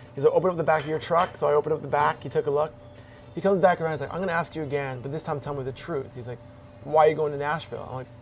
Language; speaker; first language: English; native; English